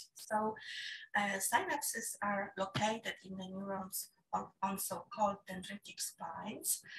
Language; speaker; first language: English; non-native, fluent; Polish